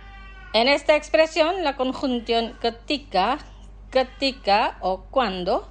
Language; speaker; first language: Spanish; non-native, fluent; Indonesian